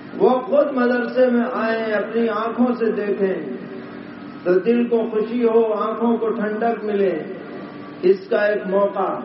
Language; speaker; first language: Urdu; native; Urdu